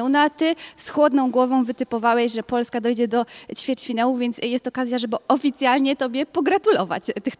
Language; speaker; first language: Polish; native; Polish